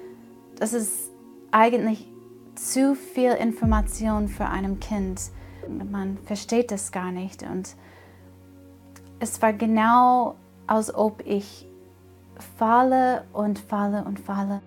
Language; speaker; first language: German; non-native, fluent; English